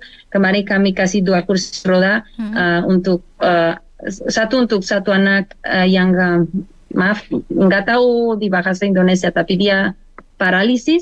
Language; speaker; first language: Indonesian; non-native, learner; Spanish